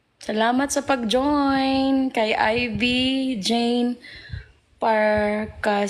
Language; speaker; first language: Filipino; non-native, local second language; Cebuano